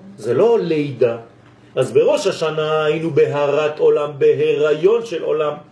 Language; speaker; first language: Hebrew; non-native, fluent; French